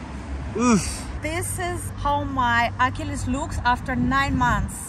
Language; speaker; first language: English; non-native, fluent; Russian